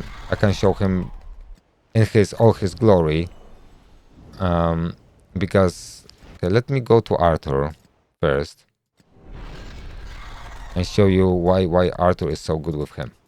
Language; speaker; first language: English; non-native, fluent; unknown